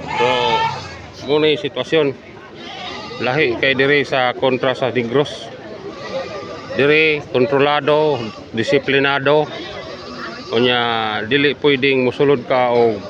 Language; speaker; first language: Cebuano; native; Cebuano